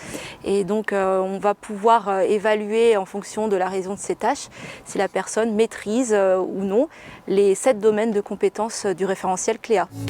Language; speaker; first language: French; native; French